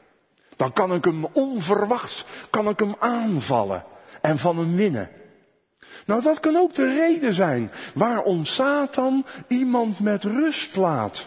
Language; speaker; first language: Dutch; native; Dutch